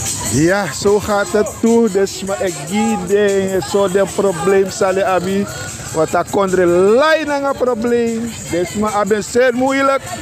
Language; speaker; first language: Dutch; non-native, local second language; Sranan Tongo